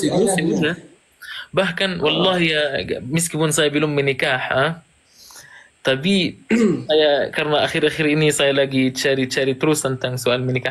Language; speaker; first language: Indonesian; non-native, fluent; Arabic